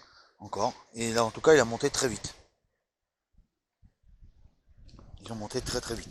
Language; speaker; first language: French; native; French